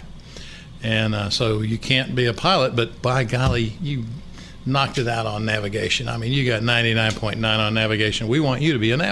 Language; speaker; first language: English; native; English